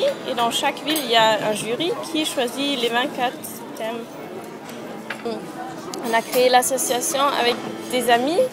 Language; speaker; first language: French; non-native, fluent; German